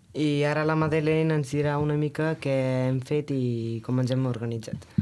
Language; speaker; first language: Catalan; early bilingual, other home language; Punjabi